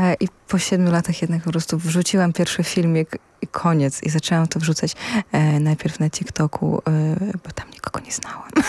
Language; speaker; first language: Polish; non-native, fluent; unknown